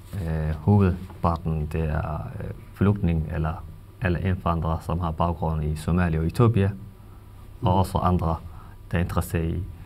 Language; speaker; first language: Danish; non-native, fluent; Somali